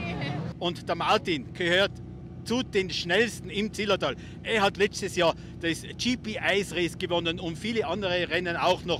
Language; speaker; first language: German; native; German